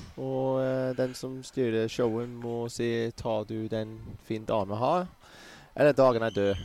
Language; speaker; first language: Norwegian; non-native, fluent; English